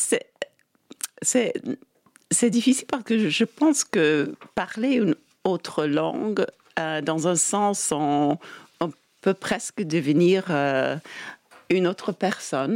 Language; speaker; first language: French; non-native, fluent; English